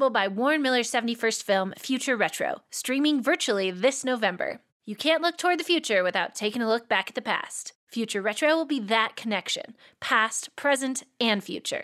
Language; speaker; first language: English; native; English